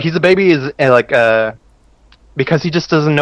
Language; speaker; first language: English; non-native, fluent; Spanish